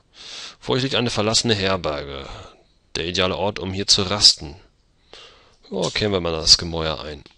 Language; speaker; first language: German; native; German